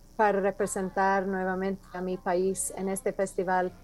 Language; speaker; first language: Spanish; non-native, fluent; English